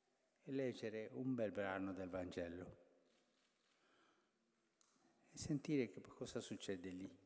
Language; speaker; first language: Italian; non-native, fluent; Spanish